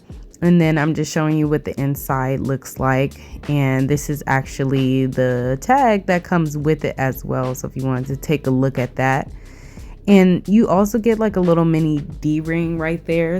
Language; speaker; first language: English; native; English